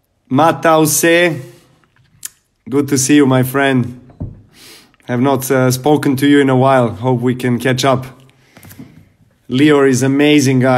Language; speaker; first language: English; non-native, fluent; Serbian